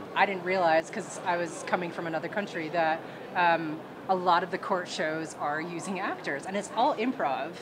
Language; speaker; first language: English; native; English